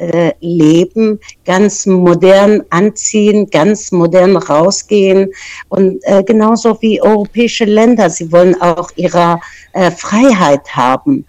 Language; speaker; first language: German; non-native, fluent; Persian